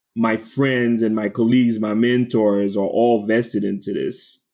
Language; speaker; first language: English; non-native, fluent; French